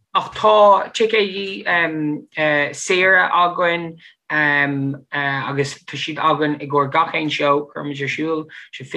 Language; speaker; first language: Irish; non-native, fluent; English